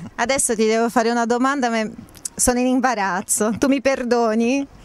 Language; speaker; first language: Italian; non-native, fluent; Portuguese